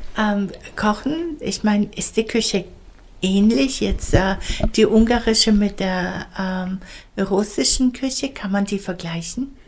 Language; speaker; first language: German; native; German